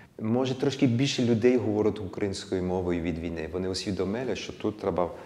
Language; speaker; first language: Ukrainian; early bilingual, heritage; Ukrainian